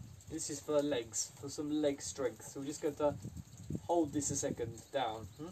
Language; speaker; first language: English; native; English